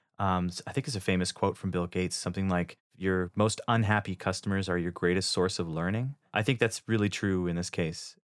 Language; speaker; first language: English; native; English